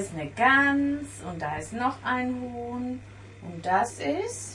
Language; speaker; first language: German; native; German